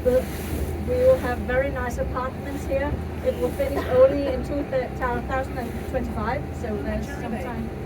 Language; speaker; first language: English; non-native, fluent; Danish